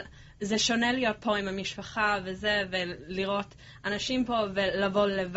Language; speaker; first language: Hebrew; early bilingual, heritage; English